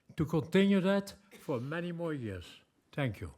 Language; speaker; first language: English; non-native, fluent; Dutch